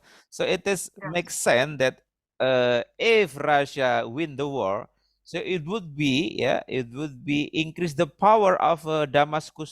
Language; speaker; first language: English; non-native, learner; Indonesian